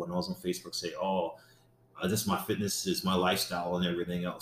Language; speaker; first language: English; native; English